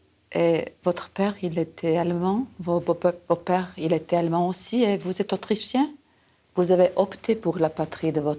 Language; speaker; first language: French; non-native, fluent; Serbian